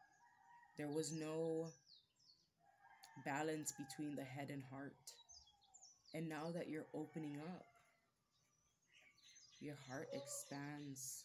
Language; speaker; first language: English; native; English